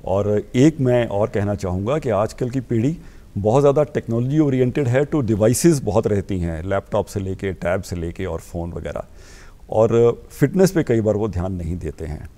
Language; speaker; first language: Hindi; native; Hindi